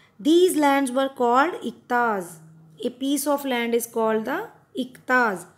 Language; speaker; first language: English; non-native, local second language; Hindi